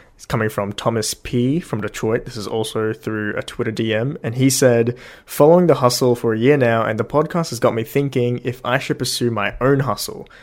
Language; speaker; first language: English; native; English